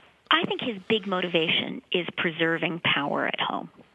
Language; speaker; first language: English; early bilingual, other home language; Ukrainian